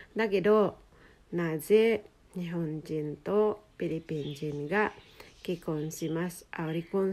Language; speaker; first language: Japanese; non-native, fluent; Filipino